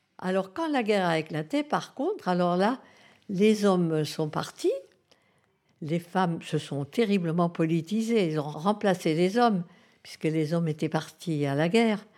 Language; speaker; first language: French; early bilingual, other home language; Spanish